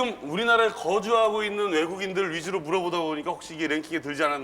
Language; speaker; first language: Korean; native; Korean